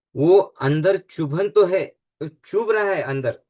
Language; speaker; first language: Hindi; non-native, local second language; Marathi